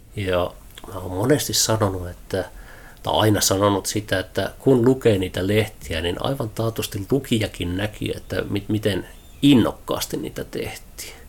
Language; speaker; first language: Finnish; early bilingual, heritage; Finnish